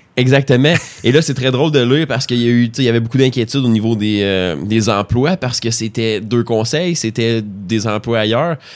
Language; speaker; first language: French; native; French